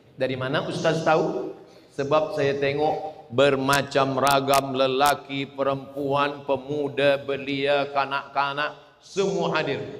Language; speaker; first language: Malay; native; Malay